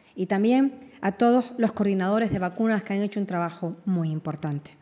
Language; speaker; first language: Spanish; native; Spanish